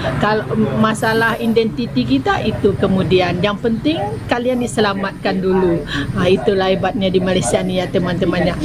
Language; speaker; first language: Indonesian; native; Indonesian